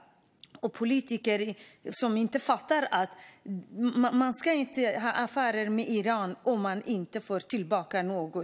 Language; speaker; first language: Swedish; non-native, fluent; Kurdish